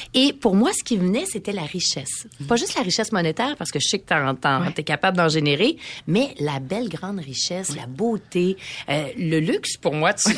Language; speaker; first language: French; native; French